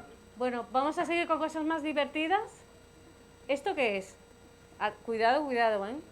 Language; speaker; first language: Spanish; native; Spanish